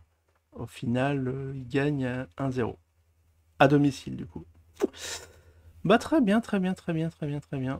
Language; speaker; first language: French; native; French